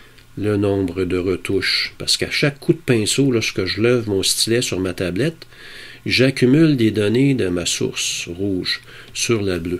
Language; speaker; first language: French; native; French